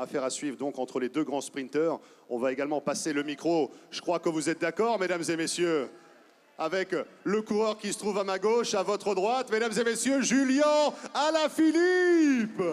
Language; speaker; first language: French; native; French